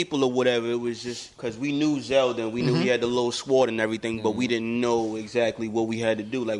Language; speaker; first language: English; native; English